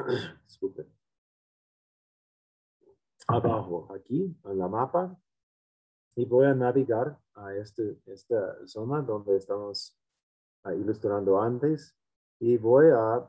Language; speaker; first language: Spanish; non-native, fluent; English